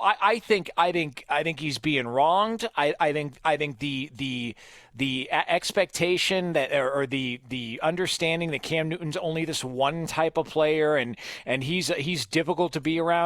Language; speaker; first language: English; native; English